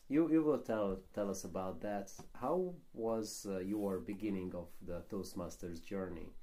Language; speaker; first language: English; non-native, fluent; Hungarian